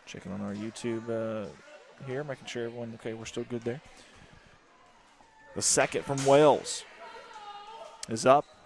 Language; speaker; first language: English; native; English